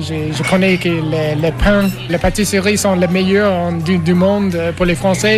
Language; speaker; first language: French; non-native, fluent; English